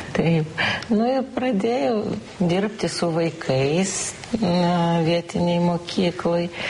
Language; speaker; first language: Lithuanian; non-native, local second language; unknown